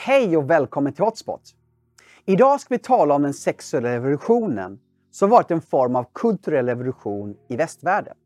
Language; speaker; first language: Swedish; native; Swedish